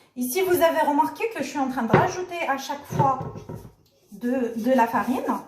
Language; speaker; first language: French; non-native, local second language; Arabic